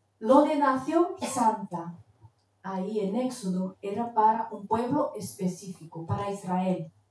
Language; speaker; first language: Spanish; non-native, fluent; Portuguese